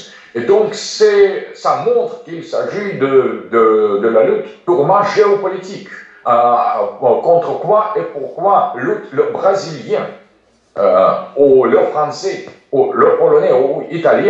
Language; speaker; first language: French; non-native, fluent; Russian